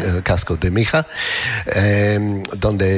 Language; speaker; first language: Spanish; non-native, learner; English